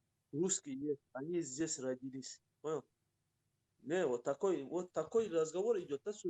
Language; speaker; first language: Russian; non-native, local second language; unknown